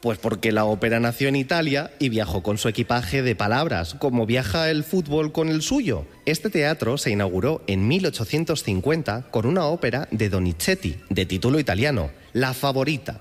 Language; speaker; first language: Spanish; native; Spanish